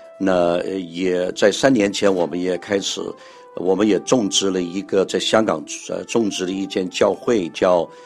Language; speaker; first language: Chinese; non-native, local second language; Cantonese